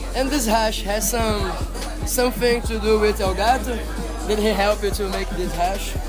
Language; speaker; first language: English; non-native, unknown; Portuguese